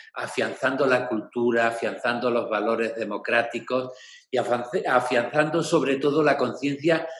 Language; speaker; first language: Spanish; native; Spanish